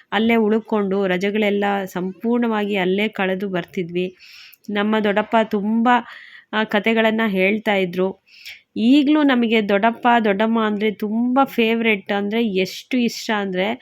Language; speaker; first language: Kannada; non-native, local second language; Lambadi